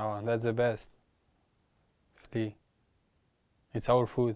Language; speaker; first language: English; non-native, learner; Albanian